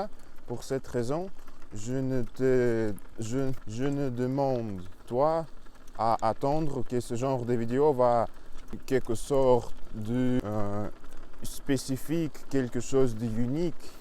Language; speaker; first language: French; non-native, learner; Russian